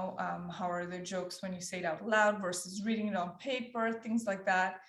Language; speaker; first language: English; early bilingual, other home language; Persian